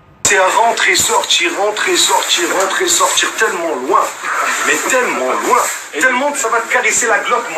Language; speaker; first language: French; native; French